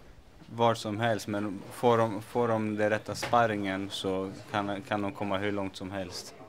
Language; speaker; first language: Swedish; native; Swedish